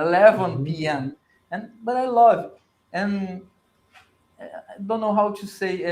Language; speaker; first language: English; non-native, learner; Portuguese